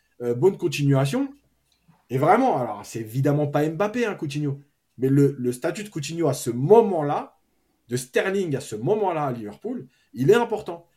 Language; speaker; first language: French; native; French